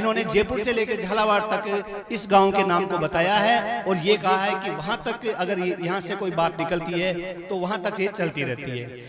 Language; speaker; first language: Hindi; native; Hindi